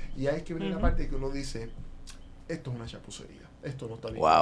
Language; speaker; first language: Spanish; native; Spanish